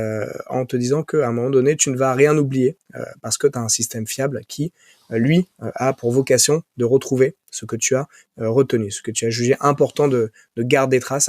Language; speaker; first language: French; native; French